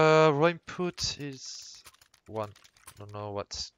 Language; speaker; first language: English; non-native, fluent; French